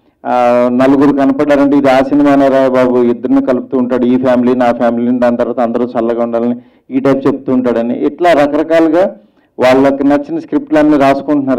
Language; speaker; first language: Telugu; native; Telugu